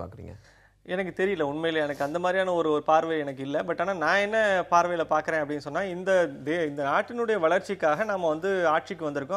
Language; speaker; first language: Tamil; native; Tamil